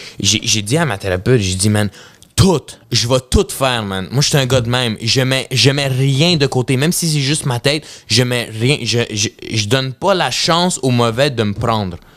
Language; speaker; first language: French; early bilingual, other home language; Russian